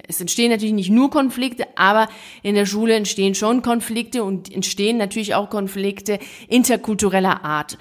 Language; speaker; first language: German; native; German